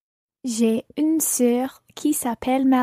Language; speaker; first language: French; non-native, learner; English